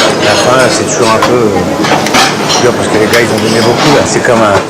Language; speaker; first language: French; native; French